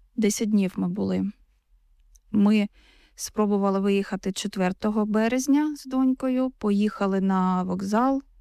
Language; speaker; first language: Ukrainian; non-native, local second language; Russian